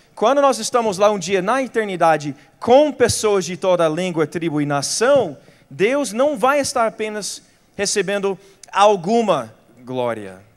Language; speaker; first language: Portuguese; non-native, fluent; English